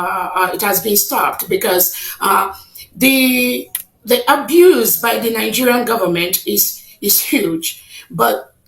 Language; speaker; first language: English; non-native, local second language; Igbo